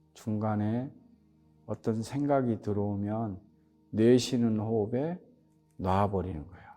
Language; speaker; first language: Korean; native; Korean